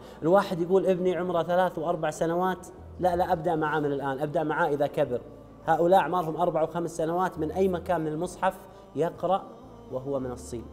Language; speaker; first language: Arabic; native; Arabic